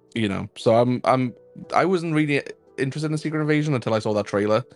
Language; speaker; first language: English; native; English